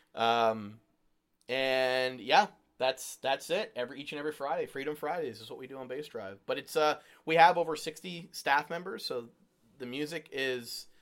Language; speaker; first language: English; native; English